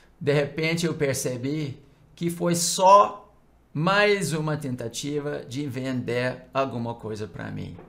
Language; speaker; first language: Portuguese; non-native, fluent; English